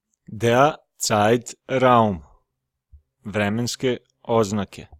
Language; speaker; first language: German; non-native, fluent; Serbian